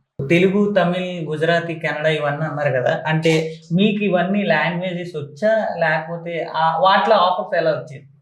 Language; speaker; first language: Telugu; native; Telugu